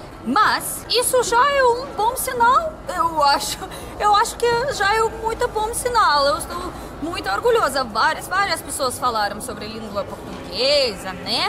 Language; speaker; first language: Portuguese; non-native, learner; Russian